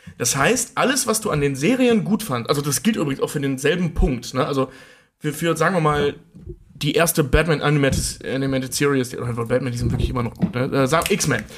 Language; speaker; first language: German; native; German